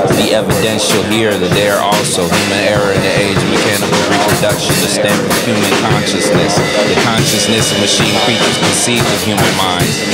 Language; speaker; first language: English; native; English